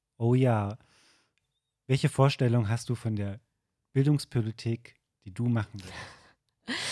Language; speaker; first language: German; native; German